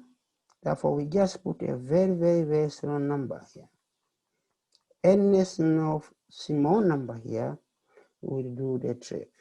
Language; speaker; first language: English; non-native, fluent; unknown